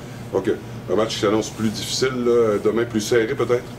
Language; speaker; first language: French; native; French